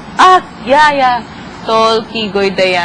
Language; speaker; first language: English; non-native, local second language; Filipino